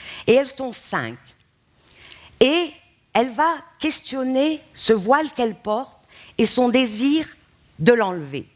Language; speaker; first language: French; non-native, local second language; Arabic